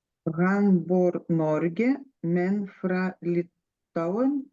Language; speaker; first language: Norwegian; non-native, learner; Lithuanian